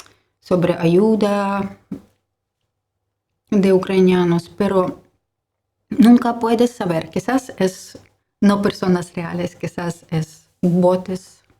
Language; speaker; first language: Spanish; non-native, learner; Ukrainian